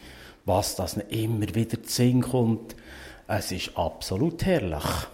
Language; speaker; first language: German; native; German